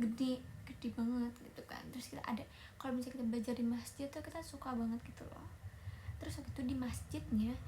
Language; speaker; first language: Indonesian; native; Indonesian